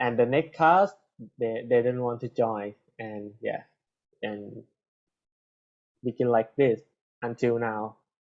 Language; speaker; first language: English; non-native, learner; Thai